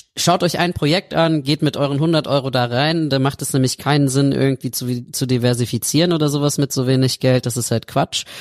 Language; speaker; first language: German; native; German